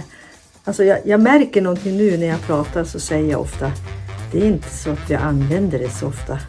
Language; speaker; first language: Swedish; native; Swedish